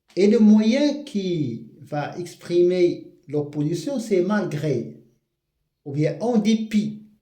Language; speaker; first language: French; non-native, local second language; Arabic